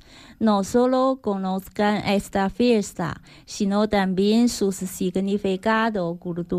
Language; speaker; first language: Spanish; non-native, learner; Chinese